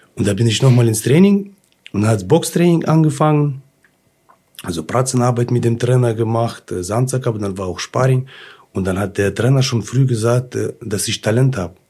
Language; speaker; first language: German; early bilingual, other home language; Russian